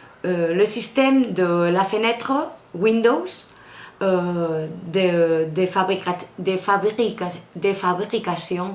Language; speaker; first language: French; non-native, learner; Spanish